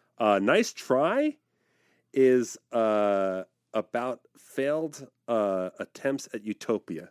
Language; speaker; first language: English; native; English